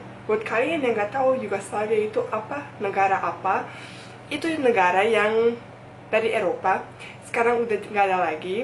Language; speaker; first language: Indonesian; non-native, fluent; Bosnian